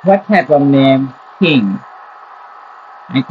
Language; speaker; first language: English; non-native, learner; Bangla